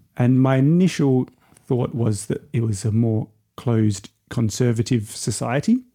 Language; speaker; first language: English; native; English